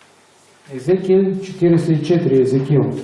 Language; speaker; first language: Spanish; non-native, learner; Bulgarian